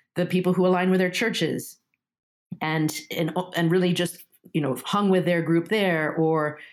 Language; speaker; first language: English; early bilingual, other home language; Japanese